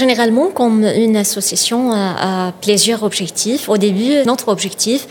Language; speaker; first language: French; non-native, fluent; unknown